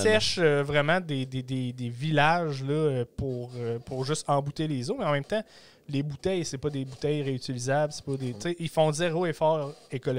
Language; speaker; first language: French; native; French